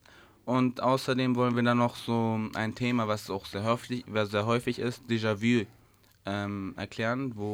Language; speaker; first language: German; native; German